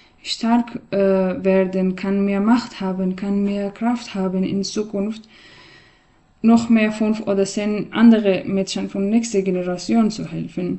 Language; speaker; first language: German; non-native, fluent; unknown